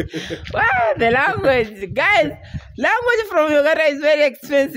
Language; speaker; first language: English; non-native, learner; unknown